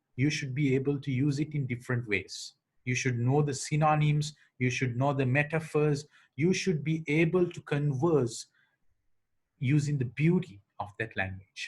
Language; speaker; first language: English; non-native, local second language; Sinhala